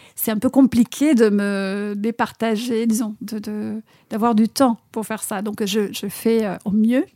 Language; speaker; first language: French; non-native, fluent; Spanish